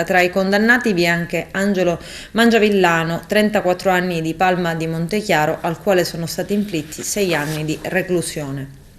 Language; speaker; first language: Italian; native; Italian